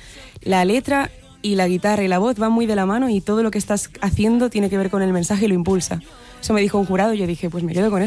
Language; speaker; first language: Spanish; native; Spanish